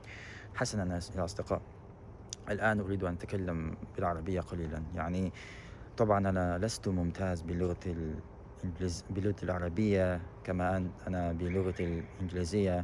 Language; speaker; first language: Arabic; non-native, fluent; Kazakh